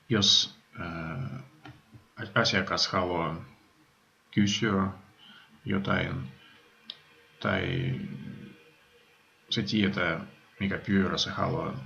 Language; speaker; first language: Finnish; non-native, fluent; Russian